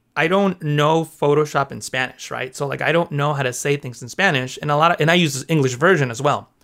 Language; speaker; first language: English; early bilingual, other home language; Spanish